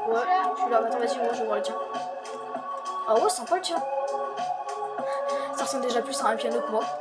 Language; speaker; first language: French; native; French